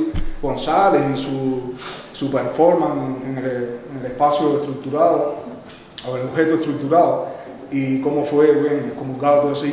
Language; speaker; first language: Spanish; native; Spanish